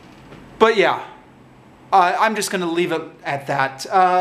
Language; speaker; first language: English; native; English